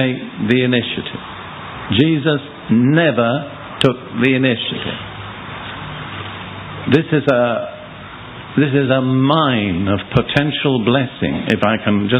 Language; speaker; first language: English; native; English